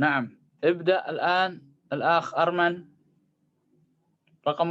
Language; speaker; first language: Arabic; non-native, fluent; Indonesian